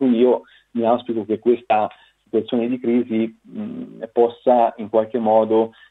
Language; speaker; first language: Italian; native; Italian